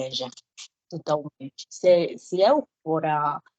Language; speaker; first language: Portuguese; non-native, learner; Spanish